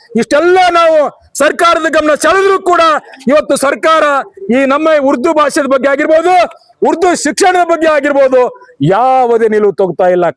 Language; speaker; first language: Kannada; non-native, local second language; Urdu